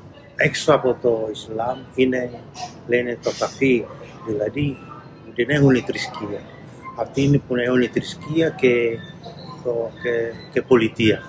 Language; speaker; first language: Greek; non-native, learner; Indonesian